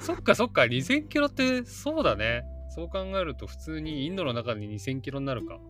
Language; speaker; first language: Japanese; native; Japanese